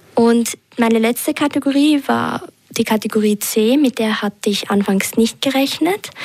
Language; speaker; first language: German; early bilingual, other home language; Albanian